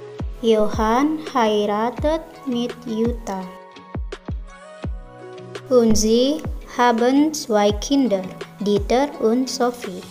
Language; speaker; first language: German; non-native, learner; Indonesian